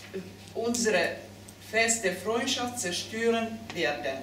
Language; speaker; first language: German; non-native, fluent; Russian